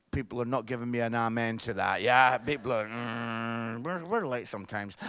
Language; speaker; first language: English; native; English